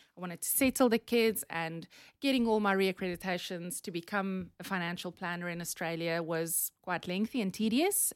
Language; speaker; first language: English; non-native, local second language; Afrikaans